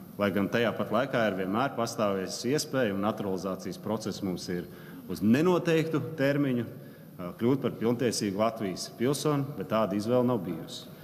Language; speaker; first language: Latvian; native; Latvian